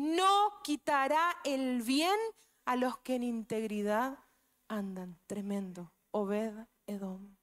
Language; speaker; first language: Spanish; native; Spanish